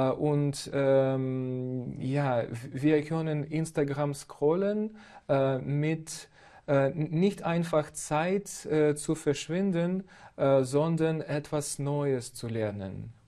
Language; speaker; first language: German; non-native, fluent; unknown